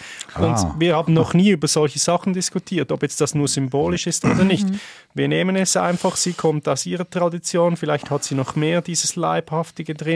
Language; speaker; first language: German; native; German